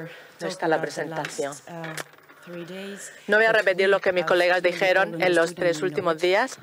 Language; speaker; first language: Spanish; non-native, fluent; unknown